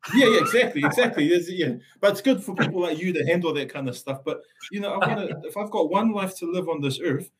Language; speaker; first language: English; non-native, local second language; Samoan